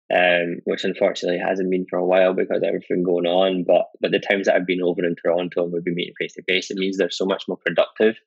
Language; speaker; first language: English; native; English